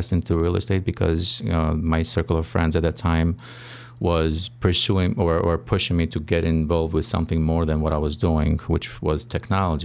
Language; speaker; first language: English; non-native, fluent; Albanian